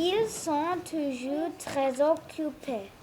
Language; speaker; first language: French; non-native, learner; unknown